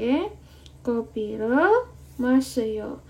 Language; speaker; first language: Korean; non-native, fluent; Indonesian